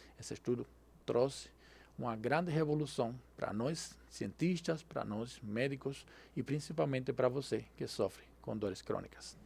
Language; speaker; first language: Portuguese; non-native, fluent; Spanish